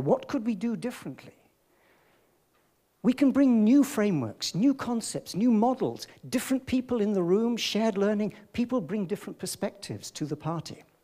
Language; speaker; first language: English; native; English